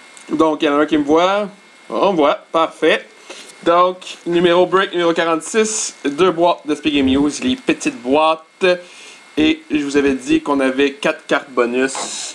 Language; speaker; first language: French; native; French